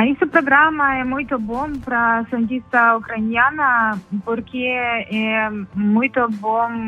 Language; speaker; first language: Portuguese; non-native, learner; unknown